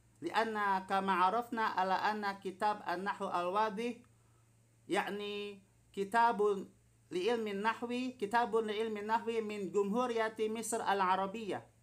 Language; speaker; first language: Arabic; non-native, fluent; Indonesian